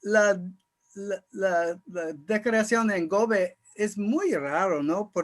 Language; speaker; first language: Spanish; non-native, fluent; English